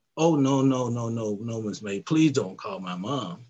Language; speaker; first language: English; native; English